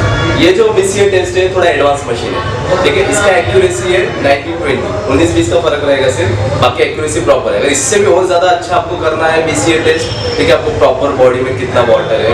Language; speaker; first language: Hindi; native; Hindi